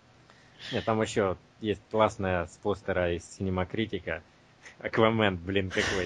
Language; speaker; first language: Russian; native; Russian